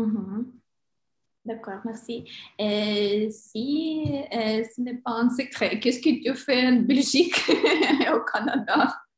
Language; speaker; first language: French; non-native, learner; Ukrainian